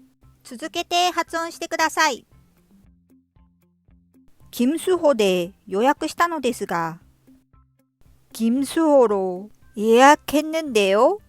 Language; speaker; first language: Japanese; non-native, fluent; Korean